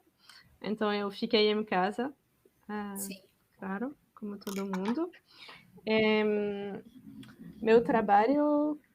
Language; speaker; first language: Portuguese; non-native, fluent; French